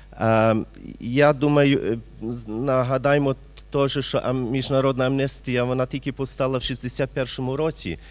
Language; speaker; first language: Ukrainian; early bilingual, heritage; Ukrainian